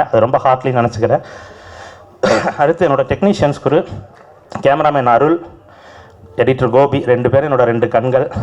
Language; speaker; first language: Tamil; native; Tamil